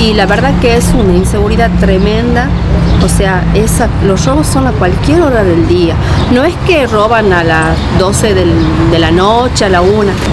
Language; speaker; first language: Spanish; native; Spanish